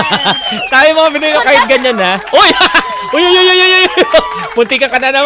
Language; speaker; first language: Filipino; native; Filipino